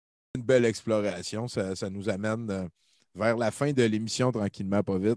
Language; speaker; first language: French; native; French